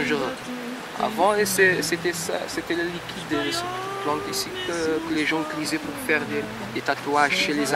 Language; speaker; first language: French; non-native, fluent; Kabuverdianu